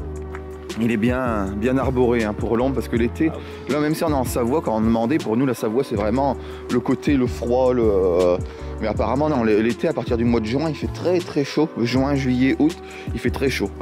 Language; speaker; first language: French; native; French